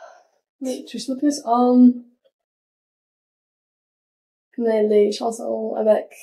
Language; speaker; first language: French; non-native, learner; English